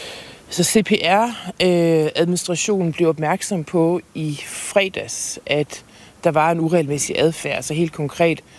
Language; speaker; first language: Danish; native; Danish